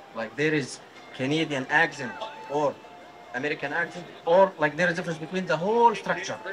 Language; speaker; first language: English; non-native, fluent; Arabic